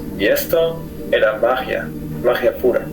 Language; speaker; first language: Spanish; non-native, fluent; German